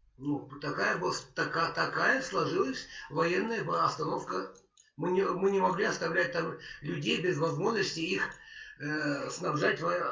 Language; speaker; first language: Russian; native; Russian